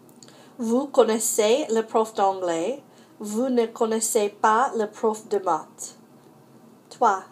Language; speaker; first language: French; non-native, fluent; English